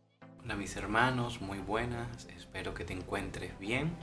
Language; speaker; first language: Spanish; native; Spanish